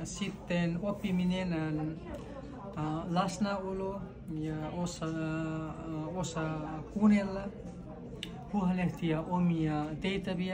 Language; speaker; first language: Finnish; non-native, learner; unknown